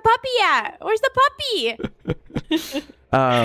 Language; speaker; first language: English; native; English